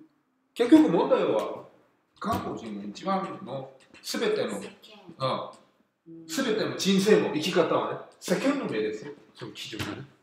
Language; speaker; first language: Japanese; non-native, fluent; Korean